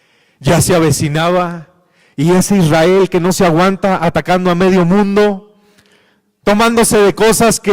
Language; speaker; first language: Spanish; native; Spanish